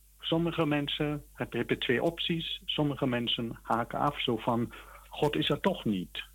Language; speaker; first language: Dutch; native; Dutch